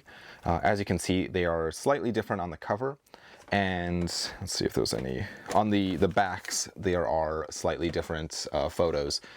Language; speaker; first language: English; native; English